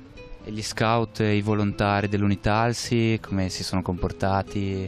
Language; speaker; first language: Italian; native; Italian